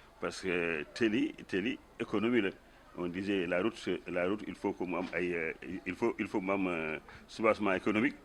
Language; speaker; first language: Wolof; non-native, local second language; Fula